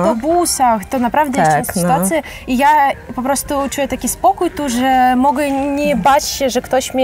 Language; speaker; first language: Polish; non-native, fluent; Ukrainian